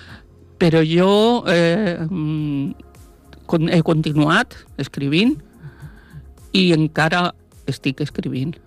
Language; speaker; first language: Catalan; non-native, local second language; Spanish